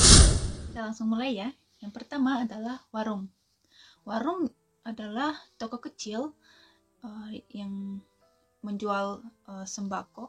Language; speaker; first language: Indonesian; non-native, fluent; Russian